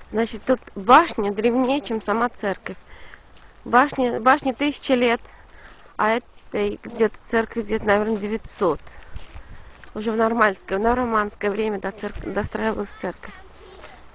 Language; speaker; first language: Russian; native; Russian